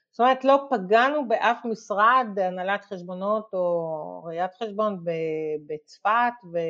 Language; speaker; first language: Hebrew; native; Hebrew